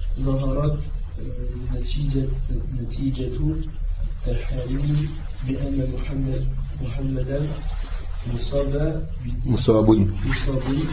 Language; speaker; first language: Arabic; non-native, learner; French